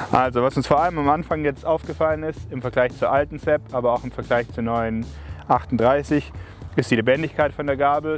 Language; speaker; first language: German; native; German